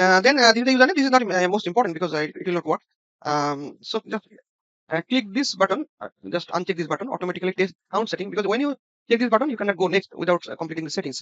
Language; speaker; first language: English; non-native, local second language; Bangla